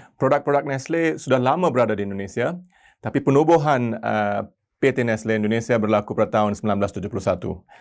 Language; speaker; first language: Malay; non-native, local second language; Tamil